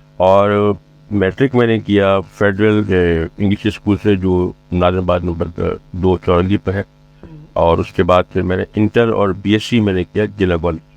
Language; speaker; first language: Urdu; native; Urdu